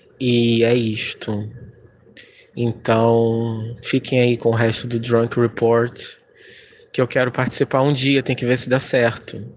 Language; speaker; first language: Portuguese; native; Portuguese